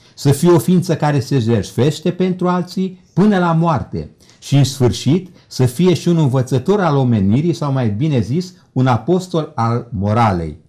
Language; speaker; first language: Romanian; native; Romanian